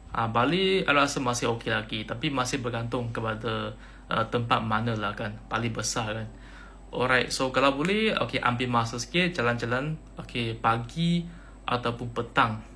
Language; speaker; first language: Malay; native; Malay